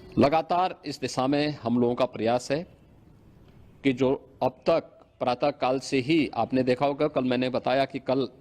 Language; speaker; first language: Hindi; native; Hindi